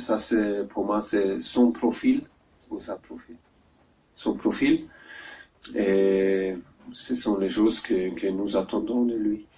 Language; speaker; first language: French; non-native, learner; German